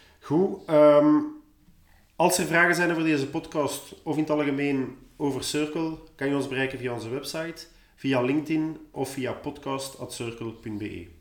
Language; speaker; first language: Dutch; native; Dutch